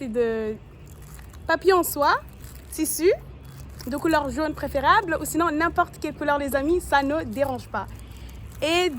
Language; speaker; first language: French; native; French